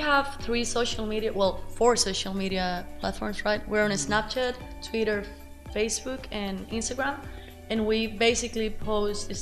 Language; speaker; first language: English; non-native, fluent; Spanish